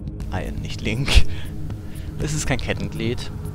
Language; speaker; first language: German; native; German